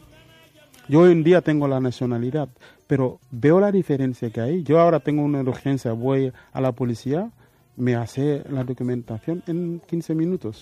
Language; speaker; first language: Spanish; non-native, fluent; Wolof